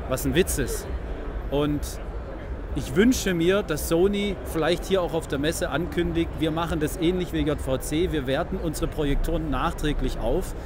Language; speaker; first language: German; native; German